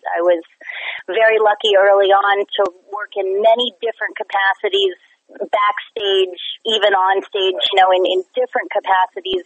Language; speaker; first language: English; native; English